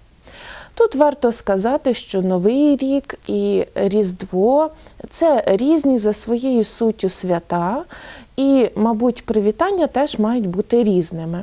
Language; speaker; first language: Ukrainian; native; Ukrainian